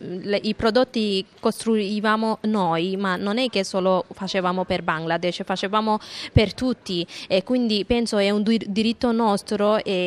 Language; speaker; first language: Italian; non-native, fluent; Bangla